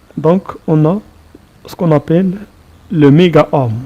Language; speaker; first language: French; non-native, local second language; Arabic